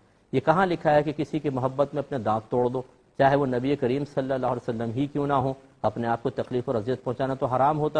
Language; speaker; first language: Urdu; native; Urdu